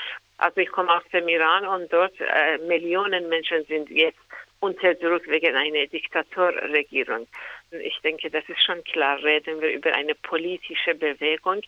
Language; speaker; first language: German; non-native, fluent; Persian